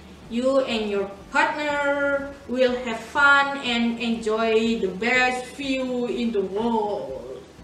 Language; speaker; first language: English; non-native, learner; Indonesian